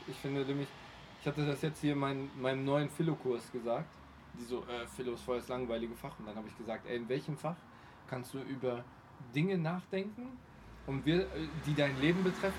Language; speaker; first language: German; early bilingual, other home language; Polish